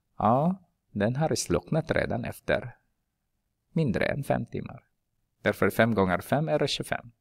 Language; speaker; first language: Swedish; non-native, fluent; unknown